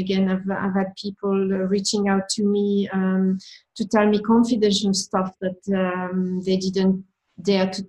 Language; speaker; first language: English; non-native, fluent; French